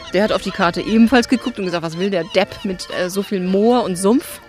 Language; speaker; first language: German; native; German